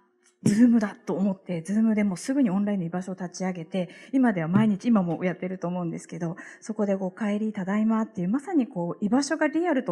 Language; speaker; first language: Japanese; native; Japanese